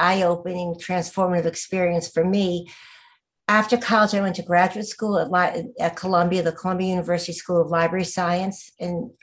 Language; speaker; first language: English; native; English